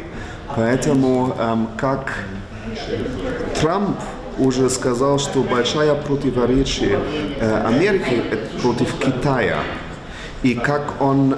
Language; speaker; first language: Russian; non-native, fluent; German